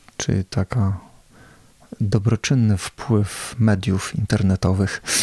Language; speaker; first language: Polish; native; Polish